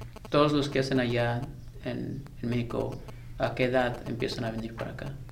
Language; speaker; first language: Spanish; early bilingual, other home language; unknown